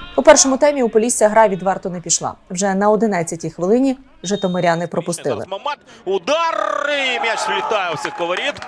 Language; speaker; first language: Ukrainian; native; Ukrainian